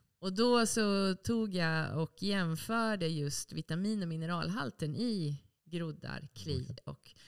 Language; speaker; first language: Swedish; native; Swedish